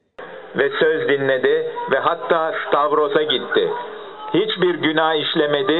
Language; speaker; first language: Turkish; early bilingual, heritage; Turkish